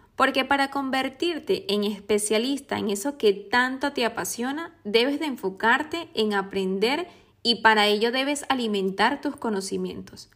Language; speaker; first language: Spanish; native; Spanish